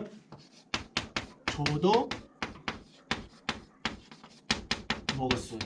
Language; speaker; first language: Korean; non-native, fluent; Hindi